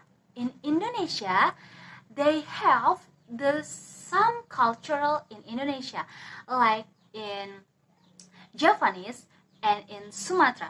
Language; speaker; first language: English; non-native, learner; Indonesian